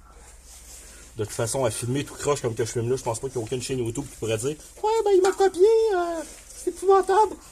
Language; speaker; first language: French; native; French